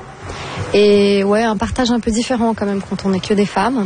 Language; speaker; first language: French; non-native, fluent; Portuguese